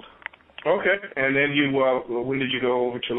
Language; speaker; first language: English; native; English